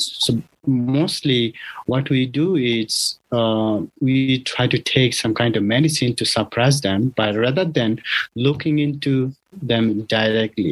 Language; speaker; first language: English; non-native, local second language; Bangla